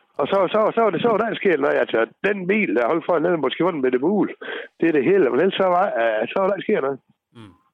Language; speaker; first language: Danish; native; Danish